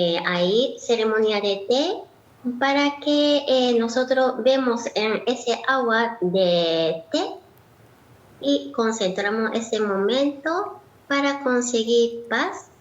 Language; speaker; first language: Spanish; non-native, learner; Japanese